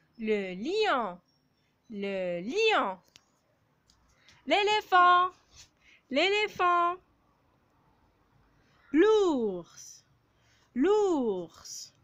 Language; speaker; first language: French; non-native, local second language; Arabic